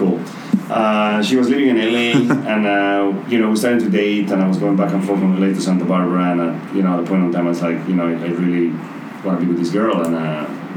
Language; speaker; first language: English; non-native, fluent; Spanish